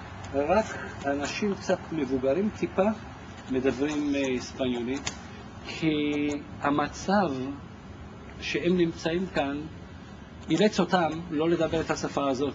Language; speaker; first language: Hebrew; non-native, fluent; Ladino